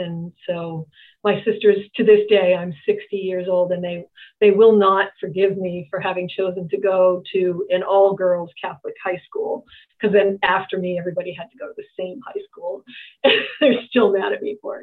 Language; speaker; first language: English; native; English